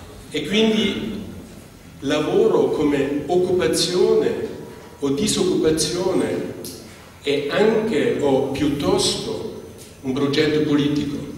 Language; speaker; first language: Italian; non-native, fluent; German